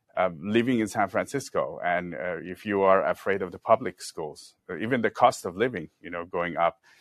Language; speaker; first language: English; non-native, fluent; Persian